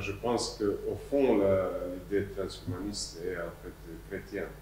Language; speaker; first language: French; non-native, fluent; Serbian